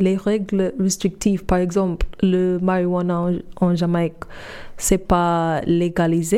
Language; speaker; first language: French; non-native, fluent; English